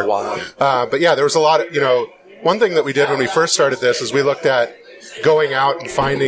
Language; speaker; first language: English; native; English